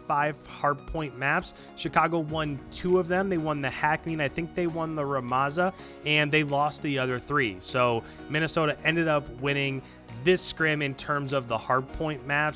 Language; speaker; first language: English; native; English